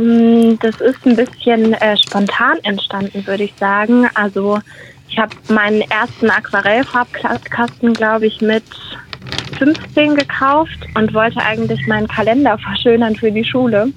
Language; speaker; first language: German; native; German